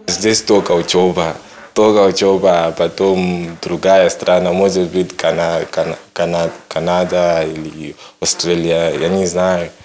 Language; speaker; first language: Russian; non-native, learner; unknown